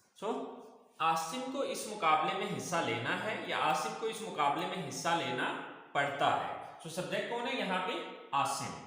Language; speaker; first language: Urdu; native; Urdu